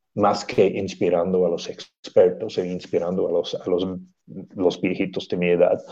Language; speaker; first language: Spanish; non-native, fluent; English